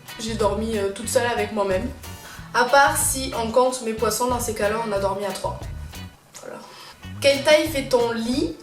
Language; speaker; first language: French; native; French